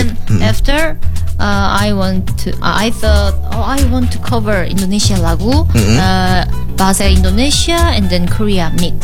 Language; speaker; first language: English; non-native, learner; Korean